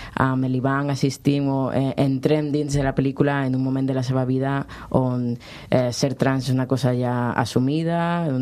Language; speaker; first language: Spanish; native; Spanish